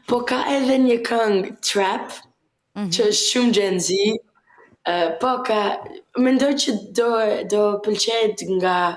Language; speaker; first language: Albanian; early bilingual, heritage; Albanian